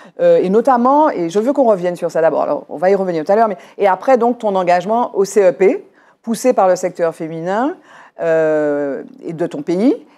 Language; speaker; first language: French; native; French